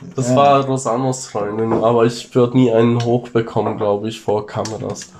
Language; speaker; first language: German; non-native, fluent; Romansh